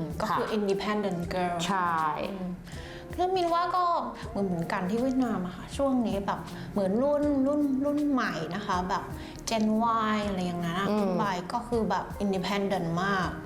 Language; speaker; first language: Thai; non-native, fluent; Vietnamese